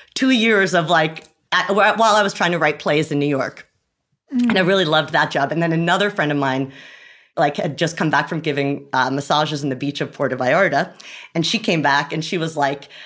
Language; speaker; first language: English; native; English